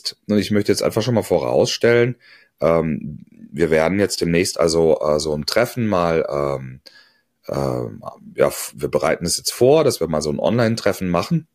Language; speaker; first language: German; native; German